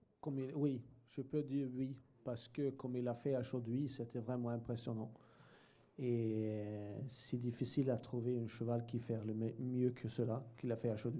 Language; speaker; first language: French; non-native, fluent; Swedish